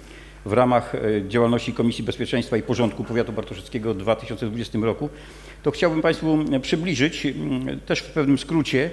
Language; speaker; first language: Polish; native; Polish